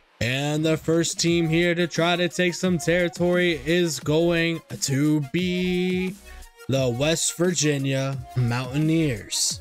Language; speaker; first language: English; native; English